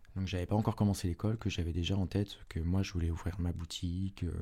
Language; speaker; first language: French; native; French